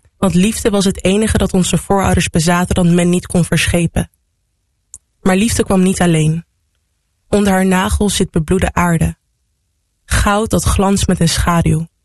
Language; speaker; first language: Dutch; native; Dutch